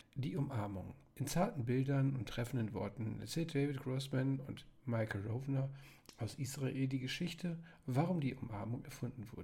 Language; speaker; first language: German; native; German